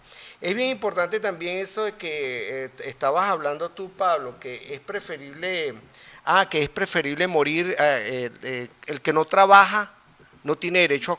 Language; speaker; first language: Spanish; native; Spanish